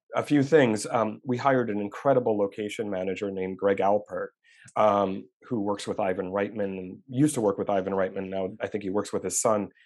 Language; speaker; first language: English; native; English